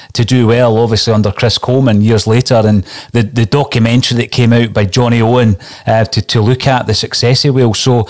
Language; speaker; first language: English; native; English